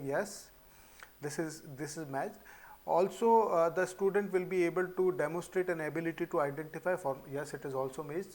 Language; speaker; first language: English; non-native, local second language; Hindi